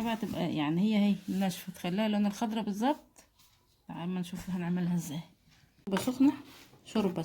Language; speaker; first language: Arabic; native; Arabic